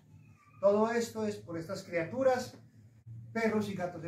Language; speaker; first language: Spanish; native; Spanish